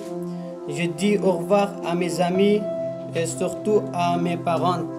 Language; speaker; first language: French; non-native, learner; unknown